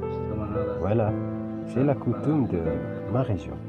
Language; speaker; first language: French; non-native, fluent; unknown